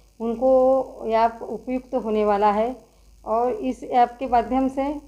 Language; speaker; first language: Hindi; non-native, local second language; Marathi